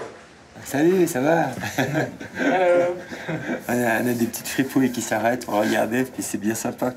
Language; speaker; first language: French; native; French